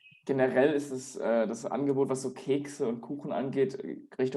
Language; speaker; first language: German; native; German